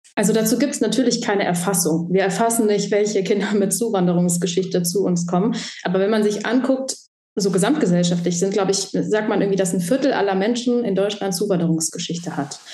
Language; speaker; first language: German; native; German